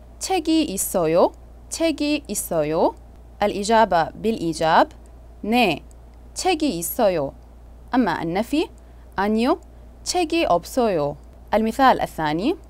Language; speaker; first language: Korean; non-native, fluent; Arabic